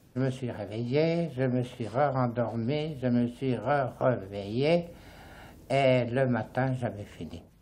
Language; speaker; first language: French; native; French